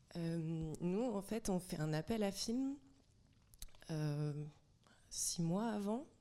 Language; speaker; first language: French; native; French